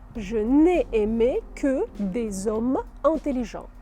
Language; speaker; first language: French; non-native, fluent; Ukrainian